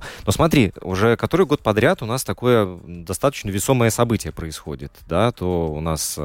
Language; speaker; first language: Russian; native; Russian